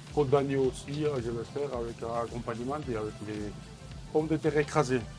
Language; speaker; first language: French; non-native, learner; Georgian